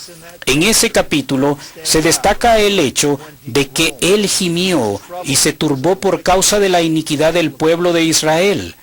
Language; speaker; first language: Spanish; native; Spanish